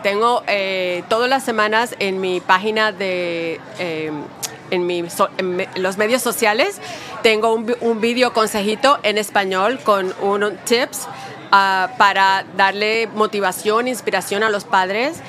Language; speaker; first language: Spanish; early bilingual, heritage; Spanish